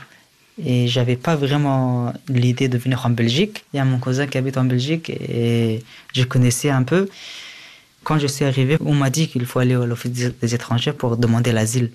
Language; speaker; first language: French; early bilingual, other home language; Persian